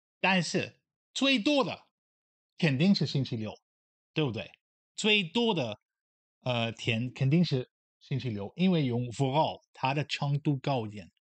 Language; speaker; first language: Chinese; non-native, fluent; Dutch